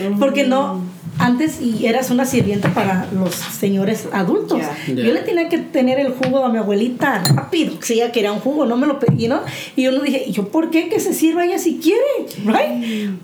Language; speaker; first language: English; early bilingual, other home language; Spanish